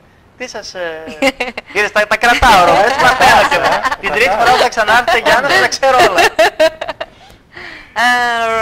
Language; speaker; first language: Greek; native; Greek